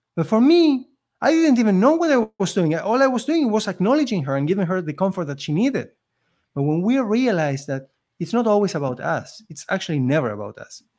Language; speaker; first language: English; non-native, fluent; Spanish